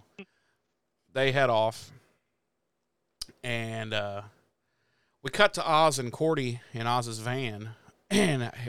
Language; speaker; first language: English; native; English